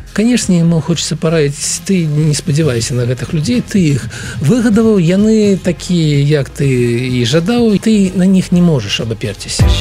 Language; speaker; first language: Belarusian; non-native, local second language; Russian